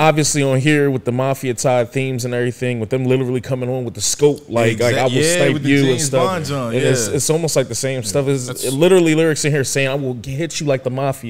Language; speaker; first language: English; native; English